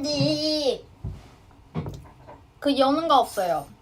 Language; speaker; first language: Korean; non-native, fluent; Chinese